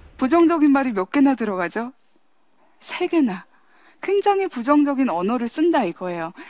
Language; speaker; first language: Korean; early bilingual, heritage; English